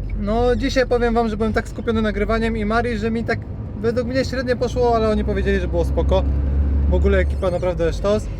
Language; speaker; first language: Polish; native; Polish